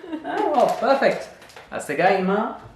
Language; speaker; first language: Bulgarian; non-native, learner; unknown